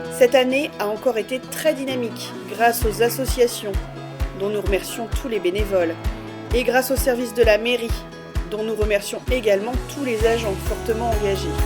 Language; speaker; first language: French; native; French